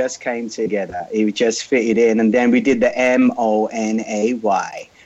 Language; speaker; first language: English; native; English